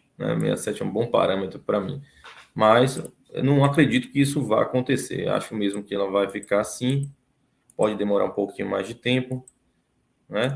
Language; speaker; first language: Portuguese; native; Portuguese